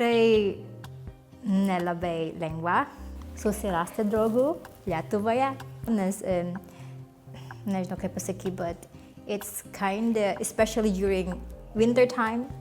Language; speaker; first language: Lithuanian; non-native, learner; Cebuano